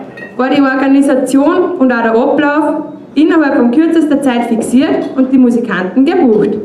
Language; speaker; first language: German; native; German